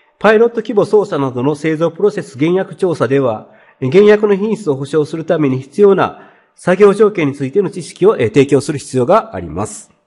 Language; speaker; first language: Japanese; native; Japanese